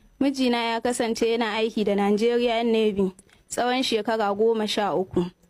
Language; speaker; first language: Hausa; native; Hausa